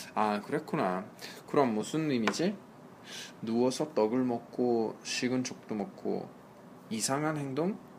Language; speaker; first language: Korean; non-native, fluent; Italian